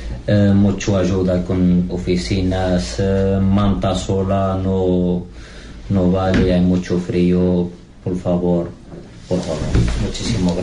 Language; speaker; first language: Spanish; non-native, learner; Arabic